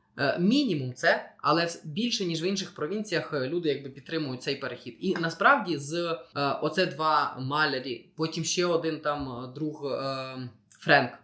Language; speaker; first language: Ukrainian; non-native, local second language; Russian